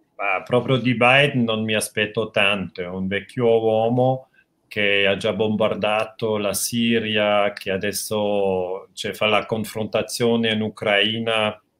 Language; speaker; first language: Italian; non-native, local second language; German